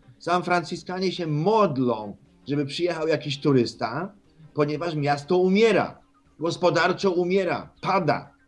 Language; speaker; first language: Polish; native; Polish